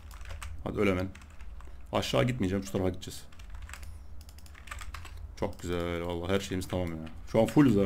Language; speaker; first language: Turkish; native; Turkish